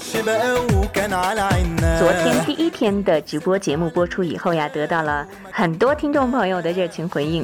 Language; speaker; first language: Chinese; native; Chinese